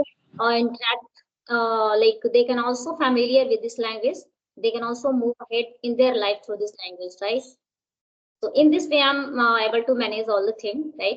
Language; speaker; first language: English; non-native, local second language; Hindi